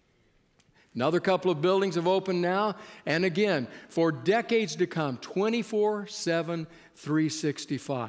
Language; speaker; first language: English; native; English